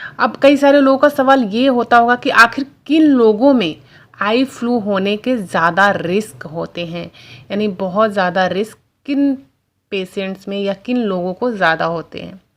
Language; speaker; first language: Hindi; non-native, local second language; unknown